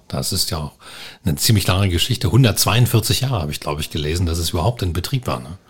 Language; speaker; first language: German; native; German